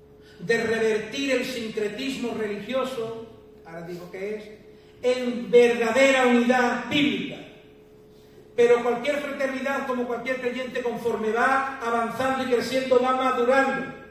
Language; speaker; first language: Spanish; native; Spanish